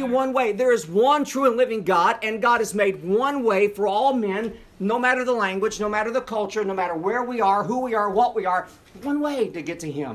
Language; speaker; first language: English; native; English